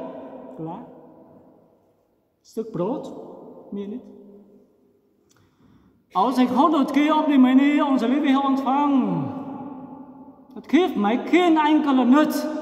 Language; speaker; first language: Dutch; non-native, fluent; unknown